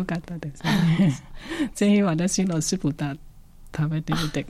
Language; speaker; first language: Japanese; non-native, fluent; Chinese